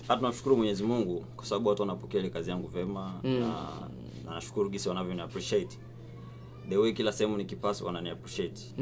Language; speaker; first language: Swahili; native; Swahili